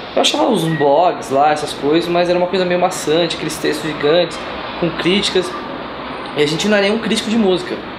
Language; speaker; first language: Portuguese; native; Portuguese